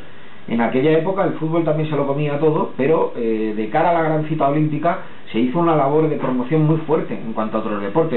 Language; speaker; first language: Spanish; native; Spanish